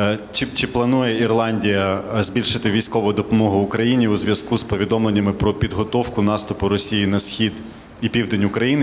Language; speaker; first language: Ukrainian; native; Ukrainian